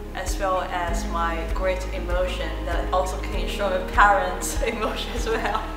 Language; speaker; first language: English; non-native, fluent; Chinese